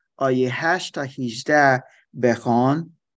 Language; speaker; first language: Persian; non-native, learner; German